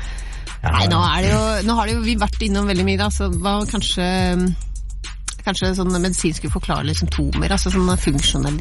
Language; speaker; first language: Norwegian; native; Norwegian